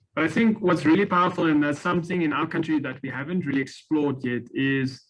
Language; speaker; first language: English; non-native, local second language; Afrikaans